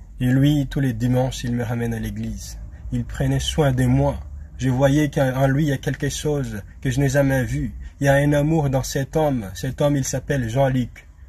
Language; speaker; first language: French; non-native, local second language; Malagasy